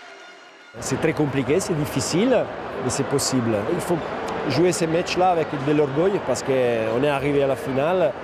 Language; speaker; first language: French; non-native, fluent; Italian